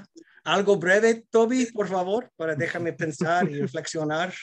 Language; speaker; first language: Spanish; non-native, fluent; English